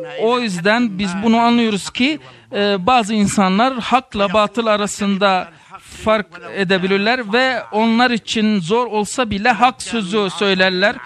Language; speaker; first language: Turkish; non-native, fluent; Arabic